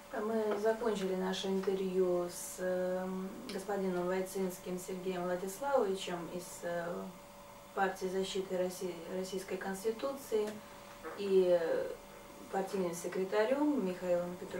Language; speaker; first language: Russian; non-native, fluent; Dutch